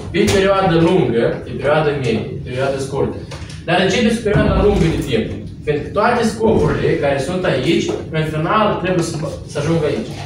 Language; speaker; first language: Romanian; non-native, local second language; Russian